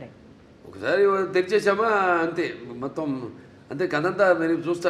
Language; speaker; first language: Telugu; native; Telugu